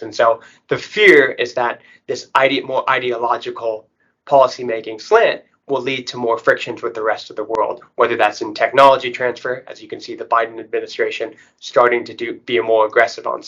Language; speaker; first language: English; native; English